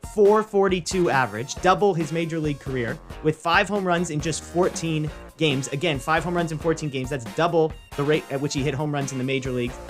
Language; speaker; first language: English; native; English